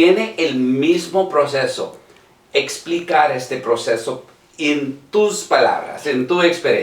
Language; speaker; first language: Spanish; non-native, learner; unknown